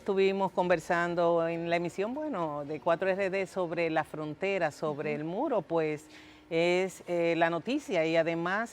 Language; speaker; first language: Spanish; native; Spanish